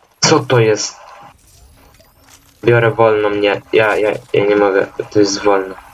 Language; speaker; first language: Polish; native; Polish